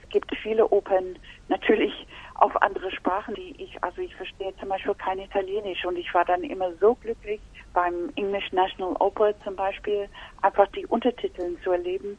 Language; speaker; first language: German; non-native, fluent; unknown